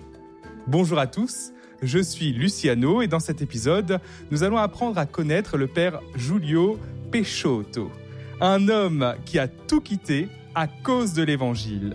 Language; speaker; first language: French; native; French